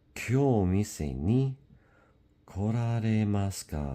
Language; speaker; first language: Japanese; non-native, learner; English